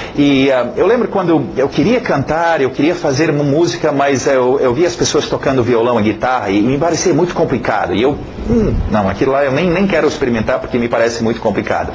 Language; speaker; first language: Portuguese; native; Portuguese